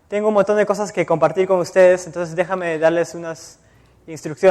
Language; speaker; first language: Spanish; native; Spanish